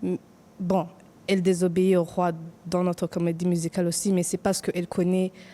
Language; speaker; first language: French; non-native, fluent; English